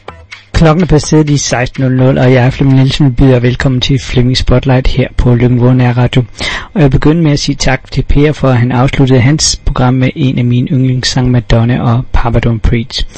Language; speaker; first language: Danish; native; Danish